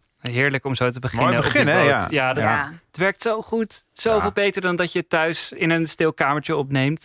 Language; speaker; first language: Dutch; native; Dutch